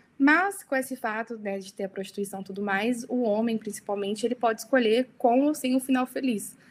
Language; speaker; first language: Portuguese; early bilingual, heritage; Portuguese